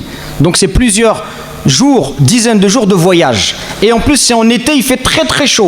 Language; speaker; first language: French; native; French